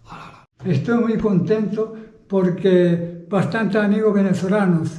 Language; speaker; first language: Spanish; non-native, fluent; Japanese